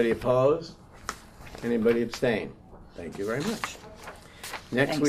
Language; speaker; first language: English; native; English